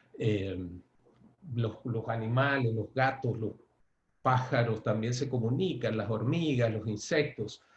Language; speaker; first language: Spanish; native; Spanish